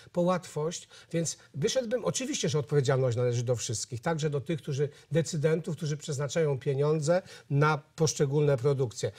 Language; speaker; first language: Polish; native; Polish